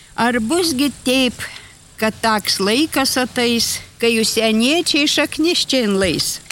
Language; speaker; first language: Lithuanian; native; Lithuanian